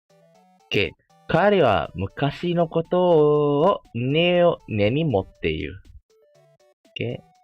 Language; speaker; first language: Japanese; non-native, fluent; Malay